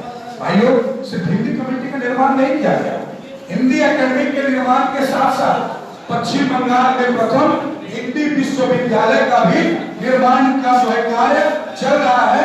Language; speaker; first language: Hindi; native; Hindi